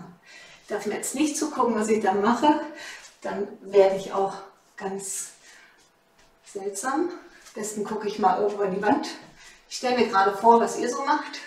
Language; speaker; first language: German; native; German